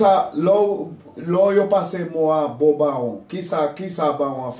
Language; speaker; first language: Spanish; native; Spanish